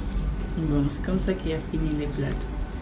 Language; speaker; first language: French; non-native, learner; Spanish